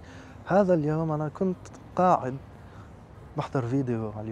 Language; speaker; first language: Arabic; non-native, fluent; French